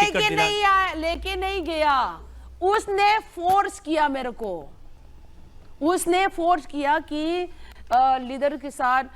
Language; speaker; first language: Hindi; non-native, local second language; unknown